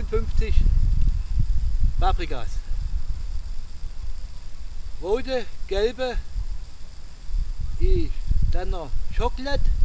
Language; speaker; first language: German; non-native, fluent; Russian